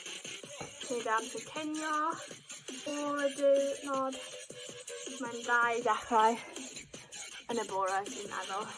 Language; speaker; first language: Welsh; non-native, local second language; English